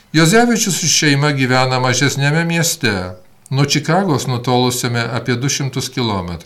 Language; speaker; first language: Lithuanian; early bilingual, heritage; Lithuanian